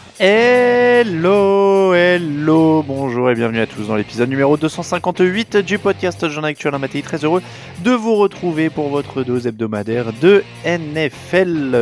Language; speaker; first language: French; native; French